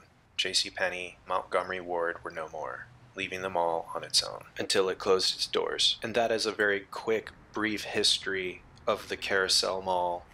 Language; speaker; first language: English; native; English